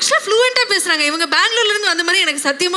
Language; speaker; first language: Tamil; native; Tamil